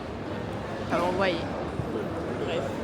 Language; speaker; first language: French; native; French